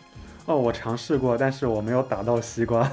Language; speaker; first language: Chinese; native; Chinese